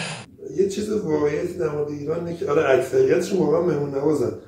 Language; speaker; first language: Persian; native; Persian